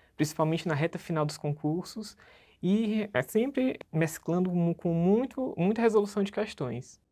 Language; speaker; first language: Portuguese; native; Portuguese